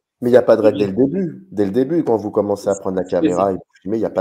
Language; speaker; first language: French; native; French